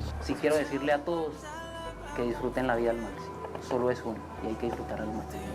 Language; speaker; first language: Spanish; native; Spanish